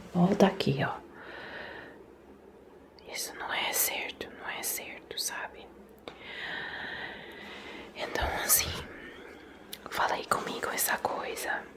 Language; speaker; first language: Portuguese; non-native, fluent; Italian